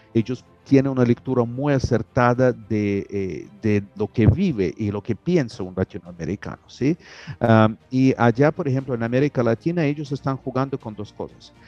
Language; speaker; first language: Spanish; non-native, fluent; Russian